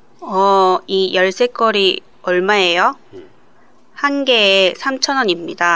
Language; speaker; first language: Korean; non-native, learner; Japanese